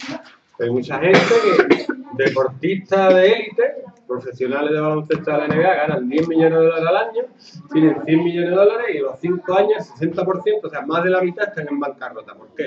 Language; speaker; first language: Spanish; native; Spanish